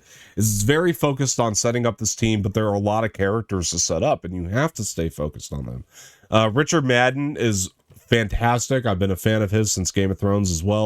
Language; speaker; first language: English; native; English